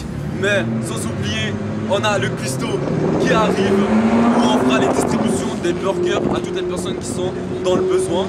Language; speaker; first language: French; native; French